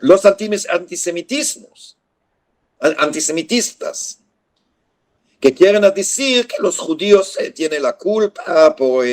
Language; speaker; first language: Spanish; non-native, fluent; Hebrew